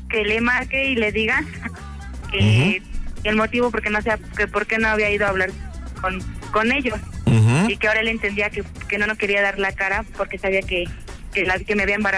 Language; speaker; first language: Spanish; native; Spanish